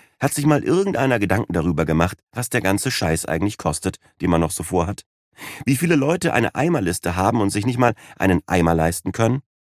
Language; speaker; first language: German; native; German